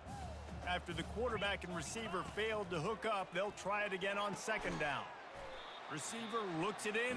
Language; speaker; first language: English; native; English